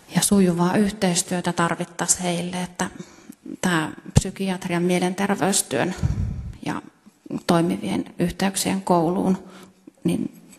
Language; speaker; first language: Finnish; native; Finnish